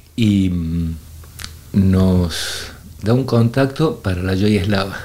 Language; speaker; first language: Spanish; native; Spanish